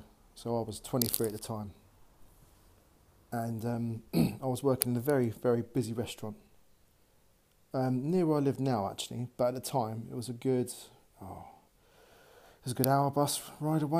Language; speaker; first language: English; native; English